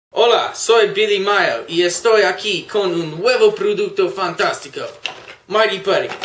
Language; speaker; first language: Spanish; non-native, learner; English